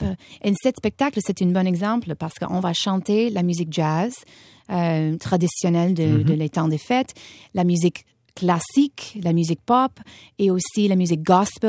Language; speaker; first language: French; non-native, fluent; English